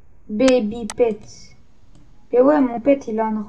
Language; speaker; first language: French; native; French